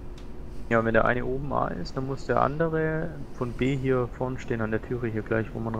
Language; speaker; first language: German; native; German